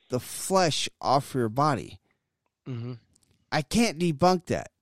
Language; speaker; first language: English; native; English